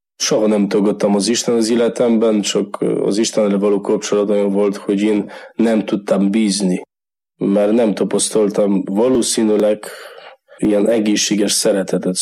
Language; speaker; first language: Hungarian; non-native, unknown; Polish